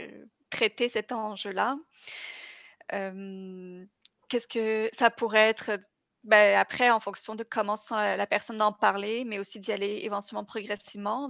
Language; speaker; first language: French; native; French